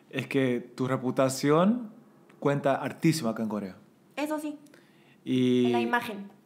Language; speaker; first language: Spanish; native; Spanish